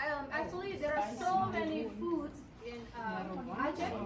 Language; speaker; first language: English; non-native, local second language; Indonesian